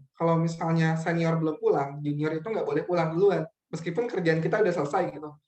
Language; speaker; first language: Indonesian; native; Indonesian